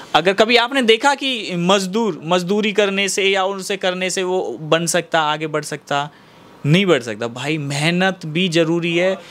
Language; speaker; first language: Hindi; native; Hindi